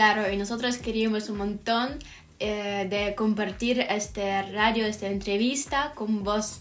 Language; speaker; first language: Spanish; non-native, learner; Ukrainian